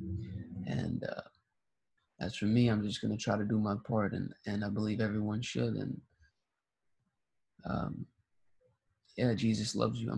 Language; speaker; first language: English; early bilingual, other home language; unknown